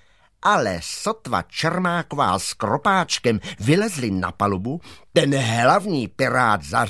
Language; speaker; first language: Czech; native; Czech